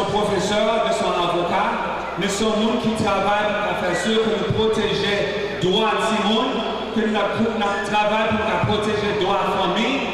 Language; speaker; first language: French; non-native, local second language; Haitian Creole